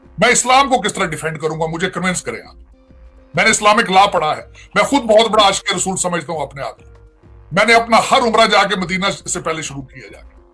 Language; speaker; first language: Urdu; non-native, local second language; Punjabi